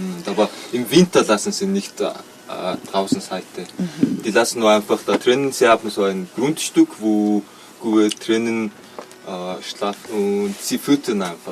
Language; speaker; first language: German; non-native, learner; Mongolian